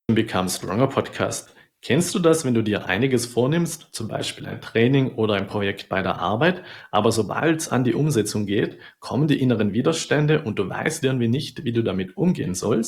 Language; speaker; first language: German; native; German